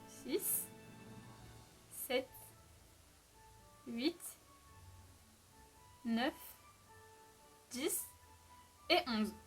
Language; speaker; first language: French; native; French